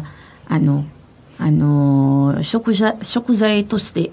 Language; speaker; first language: Japanese; non-native, fluent; Filipino